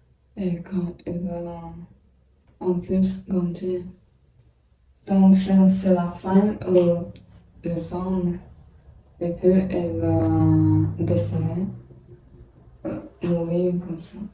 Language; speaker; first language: French; non-native, learner; Chinese